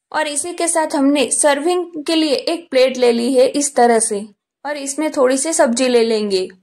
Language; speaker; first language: Hindi; non-native, local second language; Gujarati